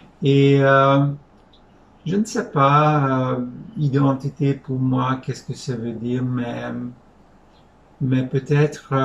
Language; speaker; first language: French; non-native, fluent; Hungarian